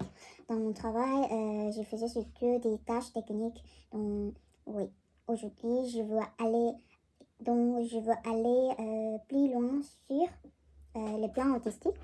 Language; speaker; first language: French; non-native, learner; Korean